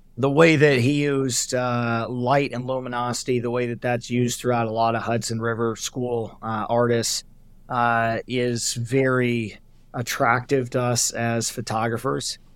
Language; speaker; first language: English; native; English